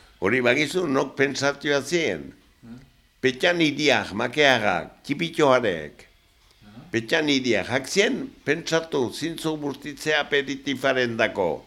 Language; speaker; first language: Basque; native; Basque